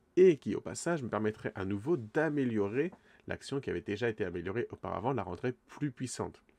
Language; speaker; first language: French; native; French